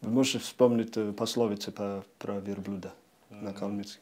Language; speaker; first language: Russian; non-native, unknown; English